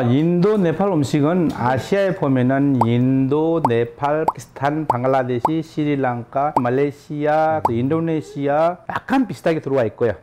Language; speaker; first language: Korean; non-native, fluent; Nepali